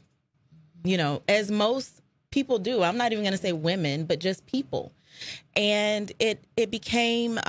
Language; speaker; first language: English; native; English